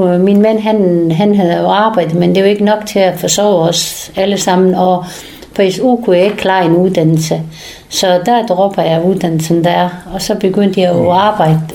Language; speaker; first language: Danish; non-native, fluent; Persian